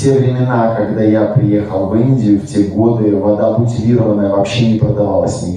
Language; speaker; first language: Russian; native; Russian